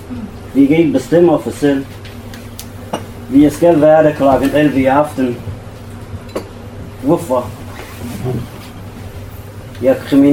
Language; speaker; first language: Danish; non-native, learner; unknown